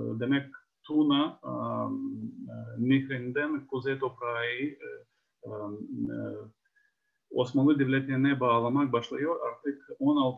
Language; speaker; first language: Turkish; non-native, fluent; Ukrainian